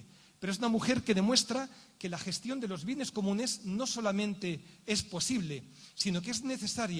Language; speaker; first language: Spanish; native; Spanish